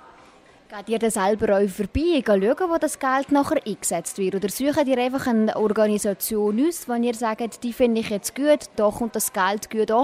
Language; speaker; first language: German; native; German